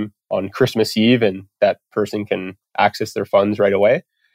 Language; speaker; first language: English; native; English